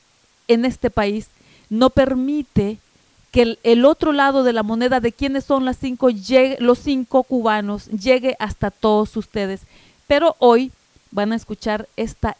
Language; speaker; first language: Spanish; native; Spanish